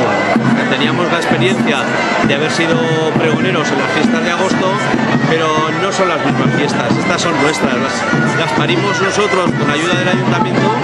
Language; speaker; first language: Spanish; native; Spanish